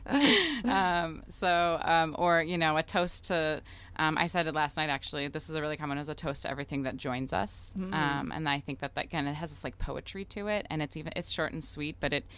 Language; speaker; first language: English; early bilingual, other home language; Russian